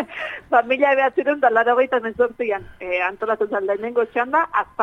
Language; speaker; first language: Basque; native; Basque